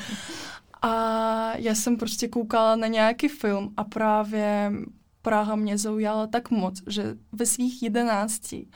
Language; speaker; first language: Czech; non-native, fluent; Russian